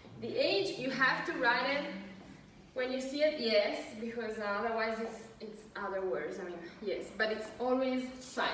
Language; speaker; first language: English; non-native, fluent; Italian